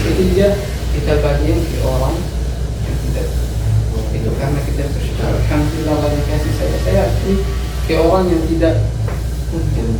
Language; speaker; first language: Indonesian; non-native, learner; Arabic